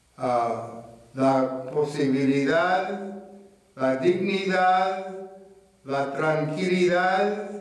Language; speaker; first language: Spanish; non-native, fluent; English